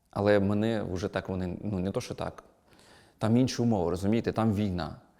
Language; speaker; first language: Ukrainian; non-native, local second language; Russian